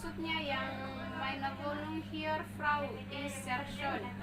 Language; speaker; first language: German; non-native, learner; Indonesian